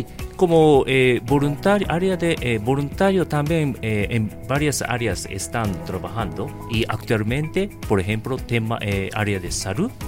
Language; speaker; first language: Spanish; non-native, learner; Japanese